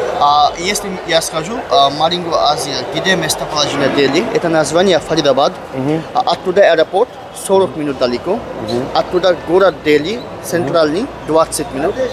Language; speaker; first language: Russian; non-native, learner; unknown